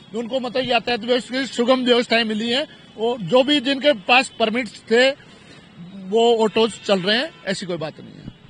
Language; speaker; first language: Hindi; native; Hindi